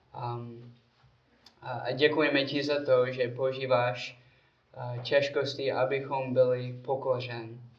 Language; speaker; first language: Czech; non-native, learner; English